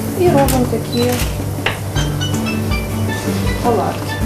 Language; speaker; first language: Ukrainian; native; Ukrainian